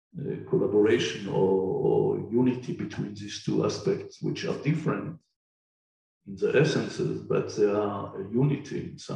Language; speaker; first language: English; non-native, fluent; Hebrew